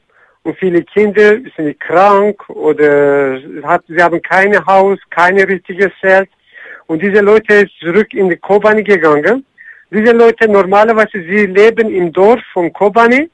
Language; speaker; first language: German; non-native, learner; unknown